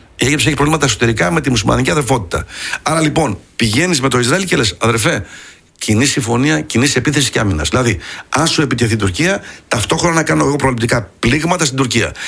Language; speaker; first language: Greek; early bilingual, heritage; Greek